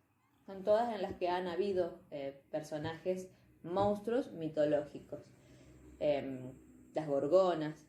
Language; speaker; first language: Spanish; native; Spanish